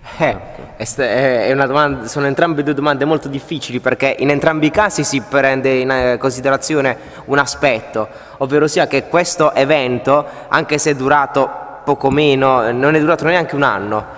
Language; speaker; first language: Italian; native; Italian